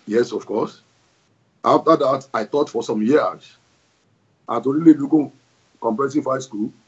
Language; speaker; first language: English; non-native, local second language; Yoruba